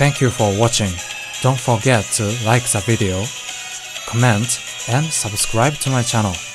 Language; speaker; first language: English; non-native, fluent; Japanese